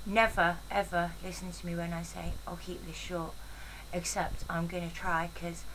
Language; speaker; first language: English; native; English